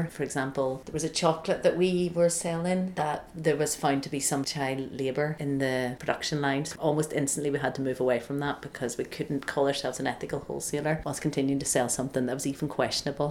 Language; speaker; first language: English; native; English